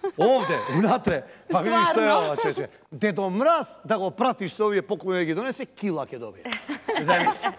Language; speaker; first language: Macedonian; native; Macedonian